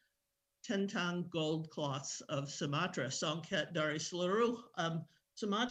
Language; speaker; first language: Indonesian; non-native, fluent; English